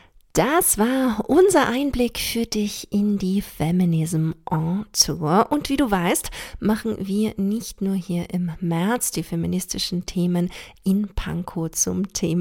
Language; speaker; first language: German; native; German